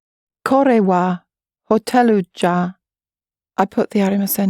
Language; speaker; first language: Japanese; non-native, learner; English